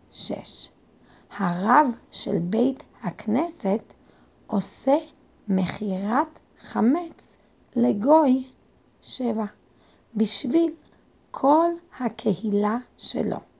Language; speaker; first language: Hebrew; non-native, learner; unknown